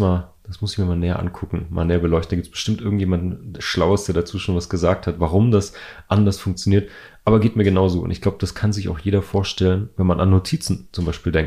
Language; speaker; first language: German; native; German